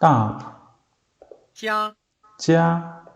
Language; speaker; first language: Chinese; non-native, learner; Mongolian